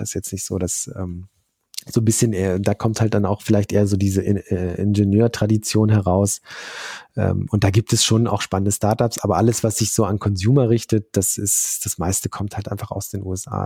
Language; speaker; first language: German; native; German